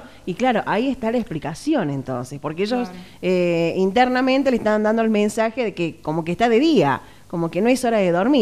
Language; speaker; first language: Spanish; native; Spanish